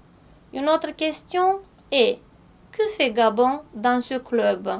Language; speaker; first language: French; non-native, fluent; Romanian